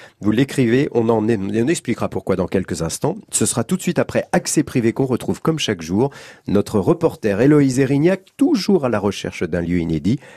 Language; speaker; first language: French; native; French